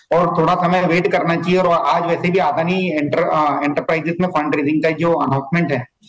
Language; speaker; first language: Hindi; native; Hindi